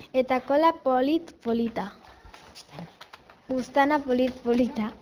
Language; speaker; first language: Basque; non-native, learner; Spanish